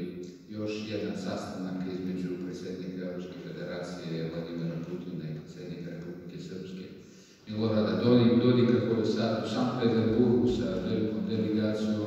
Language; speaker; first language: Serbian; non-native, fluent; Russian